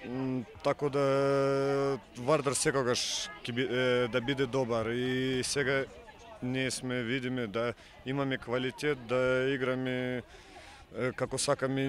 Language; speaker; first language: Macedonian; non-native, fluent; Russian